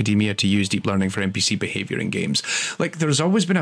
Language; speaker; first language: English; native; English